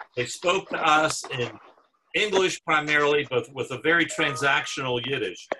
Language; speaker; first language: English; native; English